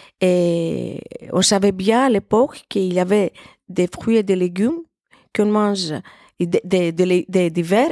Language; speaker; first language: French; non-native, fluent; Greek